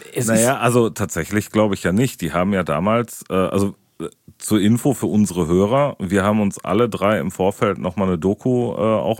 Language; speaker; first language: German; native; German